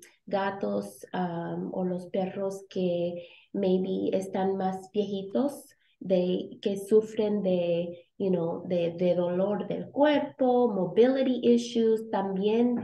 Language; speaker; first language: Spanish; early bilingual, heritage; Spanish